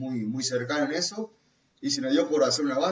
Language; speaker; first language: Spanish; native; Spanish